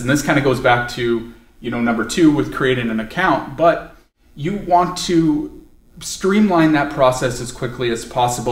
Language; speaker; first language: English; native; English